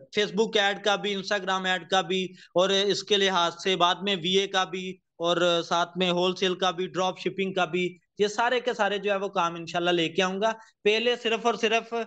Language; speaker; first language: Urdu; native; Urdu